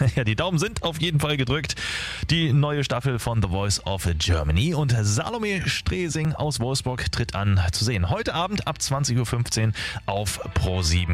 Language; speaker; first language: German; native; German